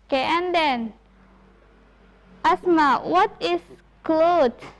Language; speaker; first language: English; non-native, fluent; Indonesian